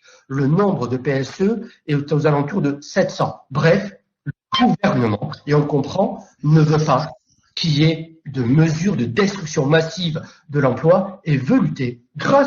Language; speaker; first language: French; native; French